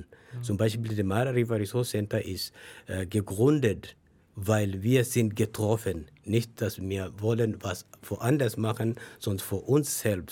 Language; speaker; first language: German; non-native, learner; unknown